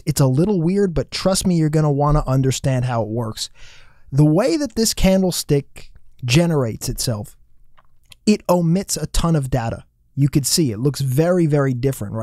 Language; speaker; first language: English; native; English